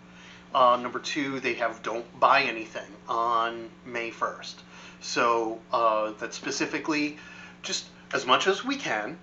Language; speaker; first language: English; native; English